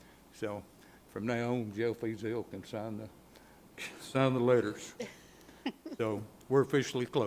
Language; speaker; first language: English; native; English